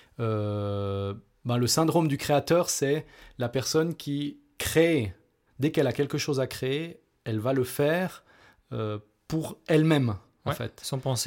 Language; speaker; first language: French; native; French